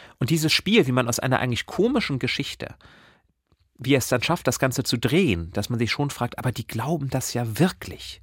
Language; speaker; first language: German; native; German